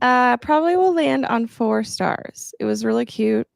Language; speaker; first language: English; native; English